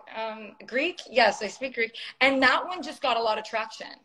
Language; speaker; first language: English; native; English